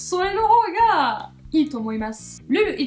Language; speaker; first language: Japanese; non-native, fluent; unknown